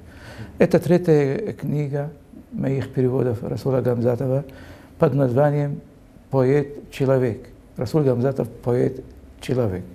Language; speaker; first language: Russian; non-native, fluent; Arabic